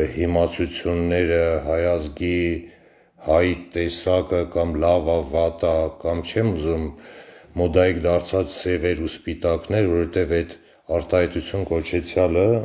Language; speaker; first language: Armenian; native; Armenian